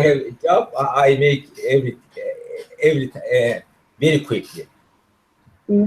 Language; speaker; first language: English; non-native, learner; Turkish